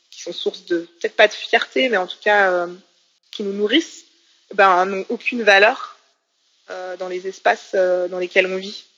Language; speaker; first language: French; native; French